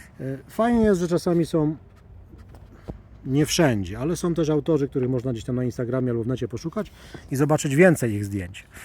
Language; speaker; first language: Polish; native; Polish